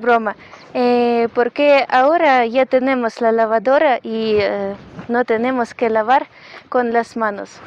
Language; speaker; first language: Spanish; non-native, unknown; Russian